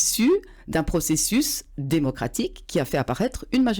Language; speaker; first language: French; native; French